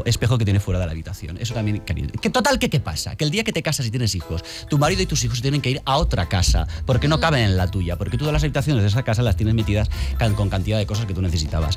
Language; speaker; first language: Spanish; native; Spanish